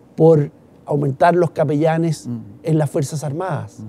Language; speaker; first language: Spanish; native; Spanish